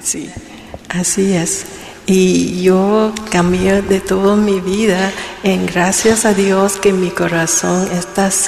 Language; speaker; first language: Spanish; non-native, learner; Vietnamese